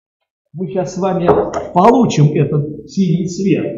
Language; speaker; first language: Russian; native; Russian